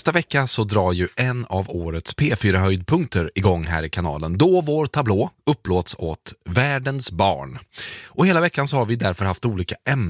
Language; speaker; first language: Swedish; native; Swedish